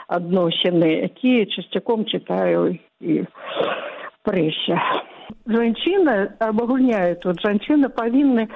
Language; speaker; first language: Belarusian; non-native, local second language; Russian